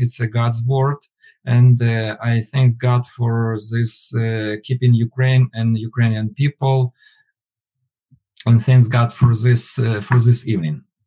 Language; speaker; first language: English; non-native, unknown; Ukrainian